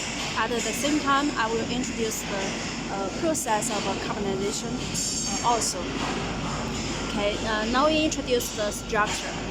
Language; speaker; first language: English; non-native, learner; Chinese